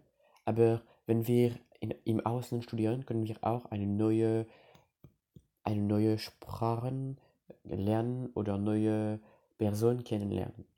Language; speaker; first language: German; non-native, learner; French